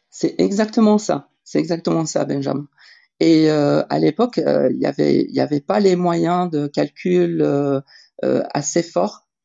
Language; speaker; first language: French; non-native, local second language; Arabic